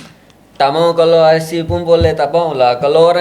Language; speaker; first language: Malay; non-native, learner; Punjabi